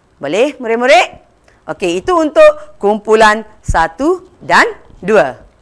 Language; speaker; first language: Malay; non-native, local second language; Tamil